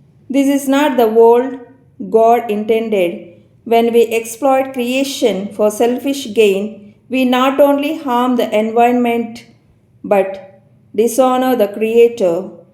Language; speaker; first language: English; non-native, local second language; Telugu